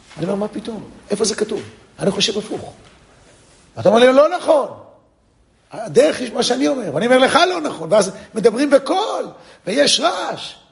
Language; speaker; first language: Hebrew; non-native, fluent; English